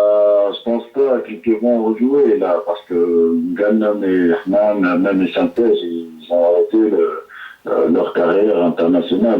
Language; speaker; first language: French; non-native, local second language; Arabic